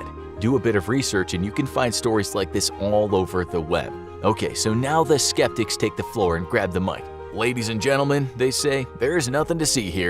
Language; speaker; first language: English; native; English